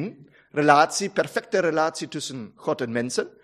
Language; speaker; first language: Dutch; non-native, fluent; German